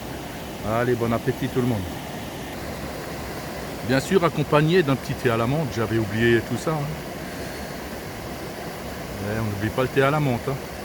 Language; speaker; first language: French; native; French